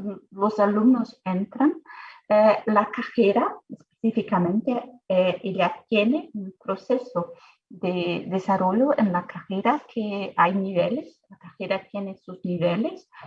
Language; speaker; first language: Spanish; non-native, fluent; Portuguese